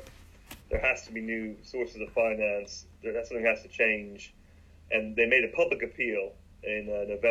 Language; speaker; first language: English; native; English